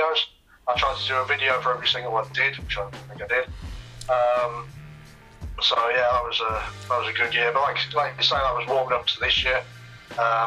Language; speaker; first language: English; native; English